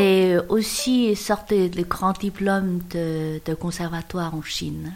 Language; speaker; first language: French; non-native, learner; Chinese